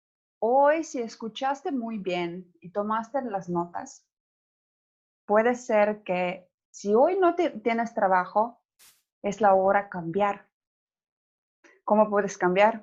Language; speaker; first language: Spanish; non-native, fluent; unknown